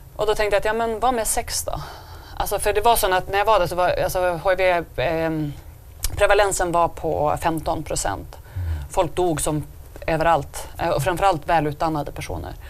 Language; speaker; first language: Swedish; native; Swedish